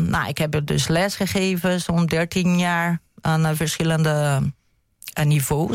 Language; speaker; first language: Dutch; non-native, fluent; Portuguese